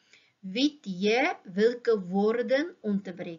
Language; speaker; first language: Dutch; non-native, learner; Uyghur